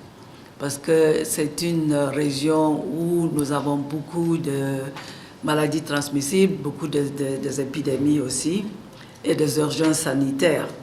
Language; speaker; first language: French; non-native, fluent; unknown